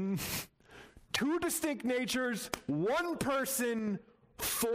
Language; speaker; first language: English; native; English